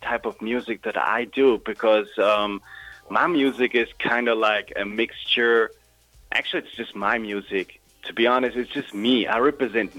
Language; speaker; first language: English; non-native, fluent; German